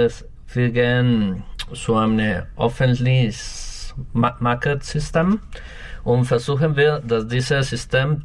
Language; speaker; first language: German; non-native, learner; Spanish